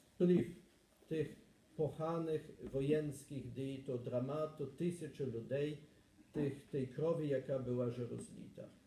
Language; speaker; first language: Ukrainian; non-native, learner; Polish